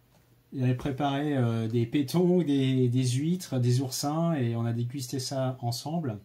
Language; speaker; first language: French; native; French